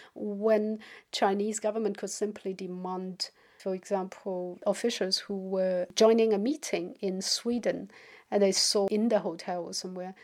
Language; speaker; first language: English; non-native, fluent; Chinese